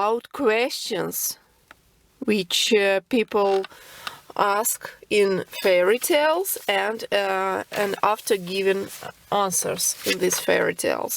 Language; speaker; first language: English; non-native, local second language; Russian